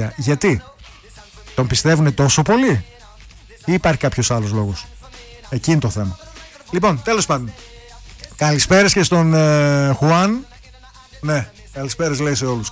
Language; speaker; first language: Greek; native; Greek